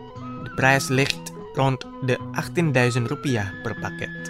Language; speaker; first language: Dutch; non-native, fluent; Indonesian